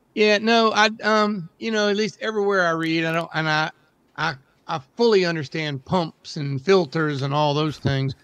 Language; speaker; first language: English; native; English